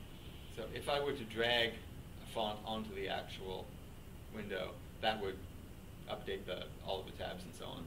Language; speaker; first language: English; native; English